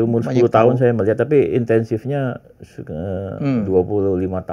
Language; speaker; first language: Indonesian; native; Indonesian